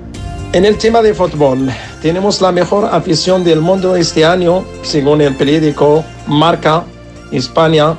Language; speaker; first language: Spanish; non-native, learner; Arabic